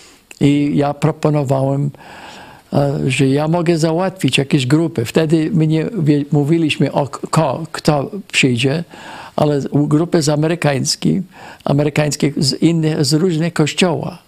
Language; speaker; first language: Polish; non-native, fluent; English